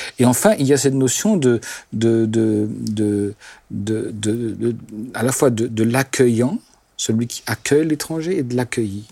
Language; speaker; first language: French; non-native, local second language; Swiss German